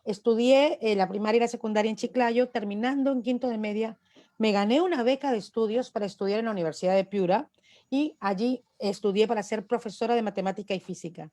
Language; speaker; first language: Spanish; native; Spanish